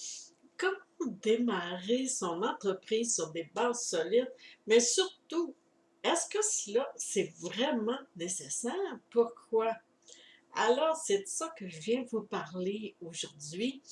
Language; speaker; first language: French; native; French